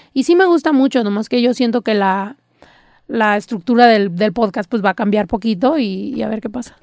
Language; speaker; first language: Spanish; early bilingual, heritage; Spanish